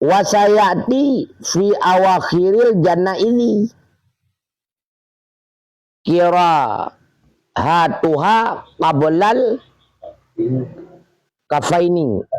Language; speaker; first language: Arabic; non-native, fluent; Achinese